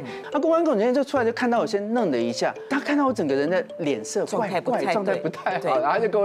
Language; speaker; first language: Chinese; native; Chinese